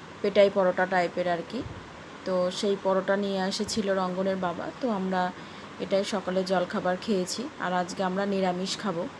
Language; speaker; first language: Bangla; native; Bangla